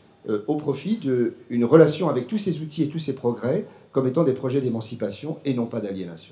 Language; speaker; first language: French; native; French